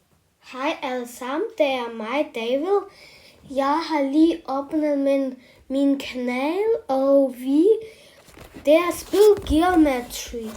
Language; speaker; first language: Danish; early bilingual, other home language; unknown